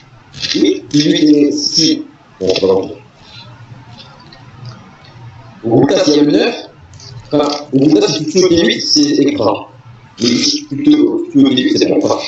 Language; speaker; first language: French; native; French